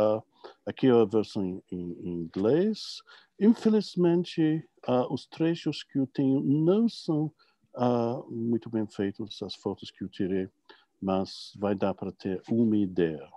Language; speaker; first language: Portuguese; non-native, fluent; English